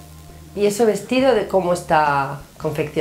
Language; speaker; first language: Spanish; native; Spanish